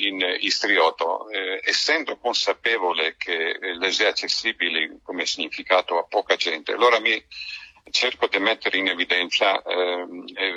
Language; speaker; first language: Italian; non-native, fluent; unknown